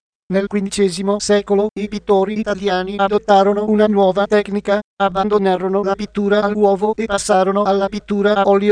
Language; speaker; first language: Italian; native; Italian